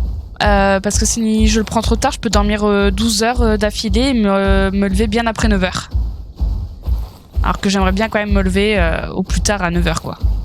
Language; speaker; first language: French; native; French